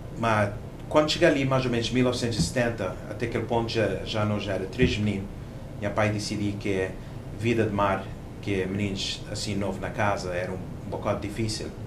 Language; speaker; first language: Portuguese; non-native, local second language; Kabuverdianu